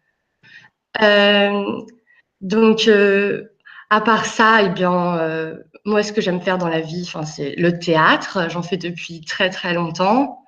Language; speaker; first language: French; native; French